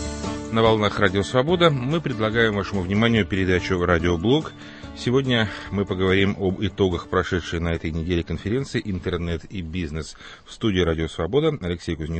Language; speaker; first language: Russian; native; Russian